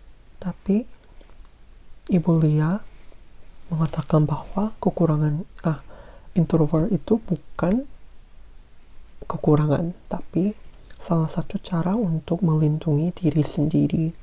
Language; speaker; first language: Indonesian; non-native, fluent; Korean